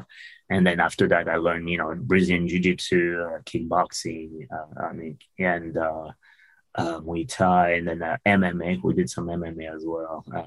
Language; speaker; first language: English; non-native, fluent; French